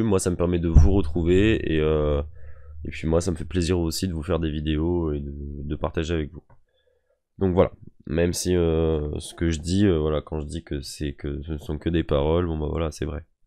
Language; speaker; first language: French; native; French